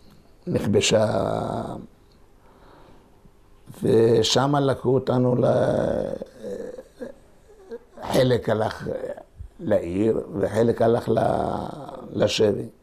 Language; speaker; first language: Hebrew; non-native, local second language; Ladino